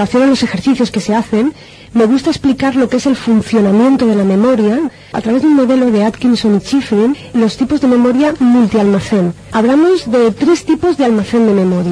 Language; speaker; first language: Spanish; native; Spanish